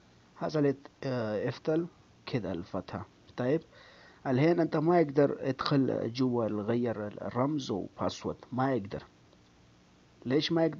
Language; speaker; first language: Arabic; non-native, learner; Urdu